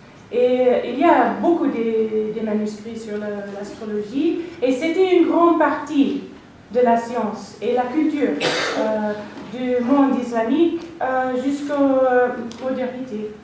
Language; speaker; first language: French; non-native, fluent; English